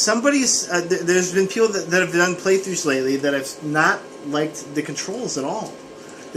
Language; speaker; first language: English; native; English